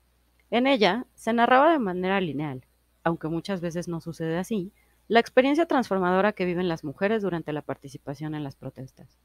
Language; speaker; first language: Spanish; native; Spanish